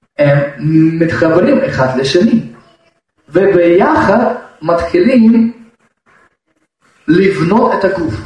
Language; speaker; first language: Hebrew; non-native, fluent; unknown